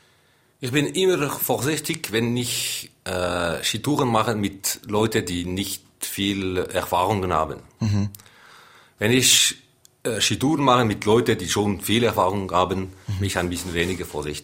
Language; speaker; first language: German; non-native, local second language; French